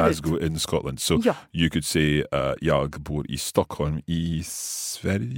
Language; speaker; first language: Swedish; non-native, learner; English